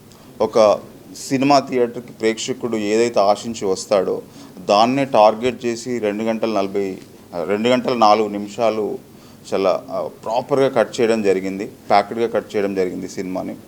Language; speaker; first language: Telugu; native; Telugu